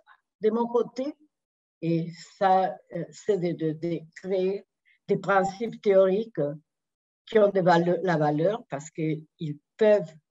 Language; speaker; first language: French; non-native, fluent; Spanish